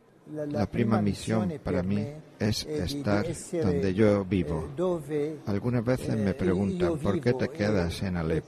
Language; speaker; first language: Spanish; non-native, fluent; Arabic